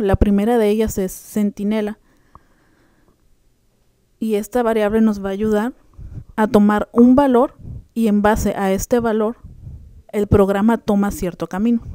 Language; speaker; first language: Spanish; native; Spanish